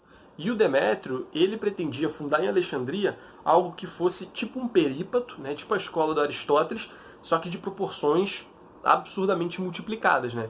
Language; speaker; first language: Portuguese; native; Portuguese